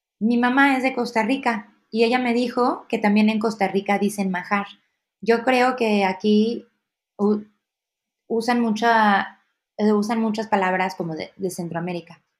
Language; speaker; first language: Spanish; native; Spanish